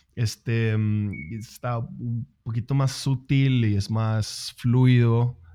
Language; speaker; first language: Spanish; non-native, fluent; Swedish